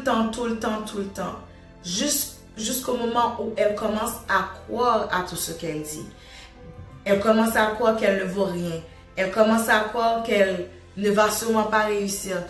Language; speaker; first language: French; native; French